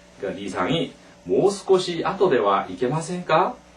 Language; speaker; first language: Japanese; non-native, fluent; Korean